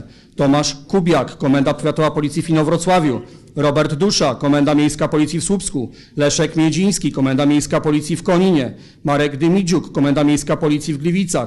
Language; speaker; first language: Polish; native; Polish